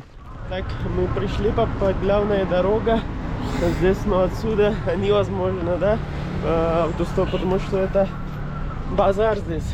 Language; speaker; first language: Russian; non-native, learner; Pashto